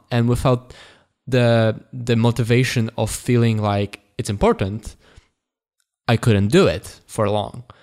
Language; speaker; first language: English; non-native, fluent; Polish